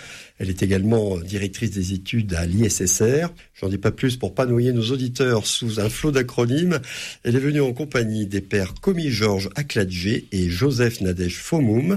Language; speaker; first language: French; native; French